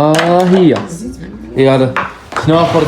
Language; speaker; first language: Arabic; native; Arabic